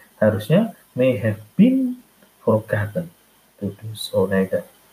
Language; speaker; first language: English; non-native, fluent; Indonesian